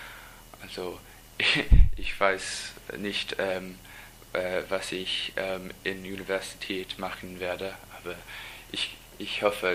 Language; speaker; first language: German; non-native, learner; English